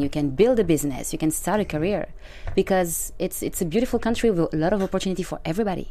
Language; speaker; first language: English; non-native, fluent; French